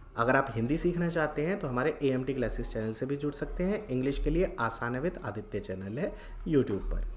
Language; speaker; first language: Hindi; native; Hindi